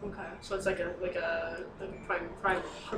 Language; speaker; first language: English; native; English